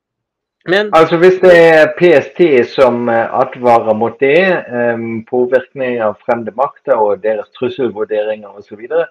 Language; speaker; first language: Norwegian; non-native, fluent; German